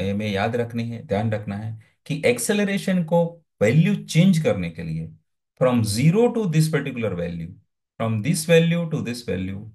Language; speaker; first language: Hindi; non-native, local second language; Gujarati